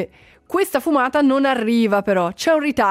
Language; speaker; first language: Italian; native; Italian